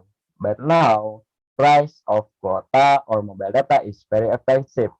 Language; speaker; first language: English; non-native, learner; Indonesian